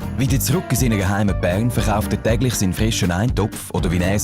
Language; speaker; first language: German; native; German